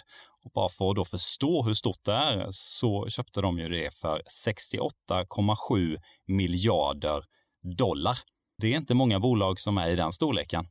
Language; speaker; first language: Swedish; native; Swedish